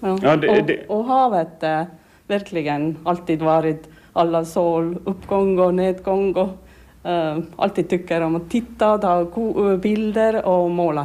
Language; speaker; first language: Swedish; non-native, learner; Finnish